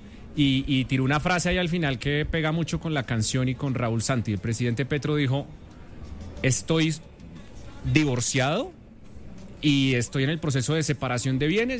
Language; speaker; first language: Spanish; native; Spanish